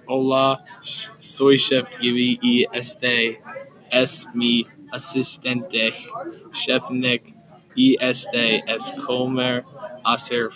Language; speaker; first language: Spanish; non-native, learner; English